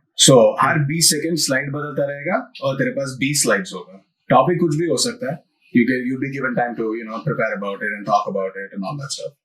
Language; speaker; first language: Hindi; non-native, local second language; Malayalam